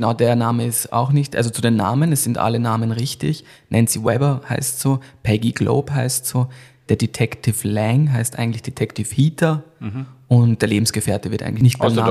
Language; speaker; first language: German; native; German